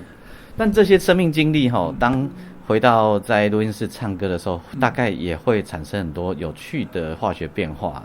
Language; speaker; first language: Chinese; native; Chinese